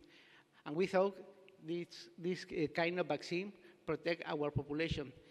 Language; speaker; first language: English; non-native, learner; Spanish